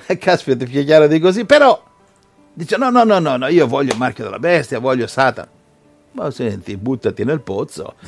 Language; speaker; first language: Italian; native; Italian